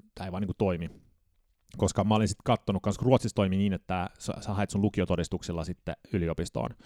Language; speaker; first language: Finnish; early bilingual, heritage; Finnish